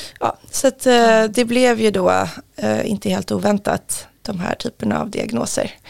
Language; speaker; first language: Swedish; native; Swedish